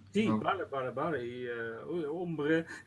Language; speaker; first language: Spanish; non-native, learner; Dutch